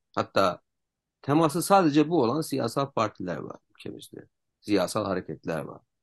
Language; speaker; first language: Turkish; native; Turkish